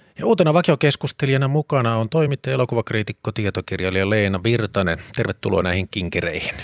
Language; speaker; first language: Finnish; native; Finnish